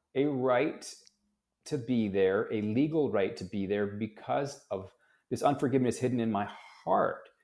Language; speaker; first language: English; native; English